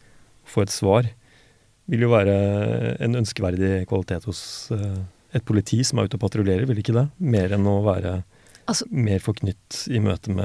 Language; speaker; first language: Norwegian; native; Norwegian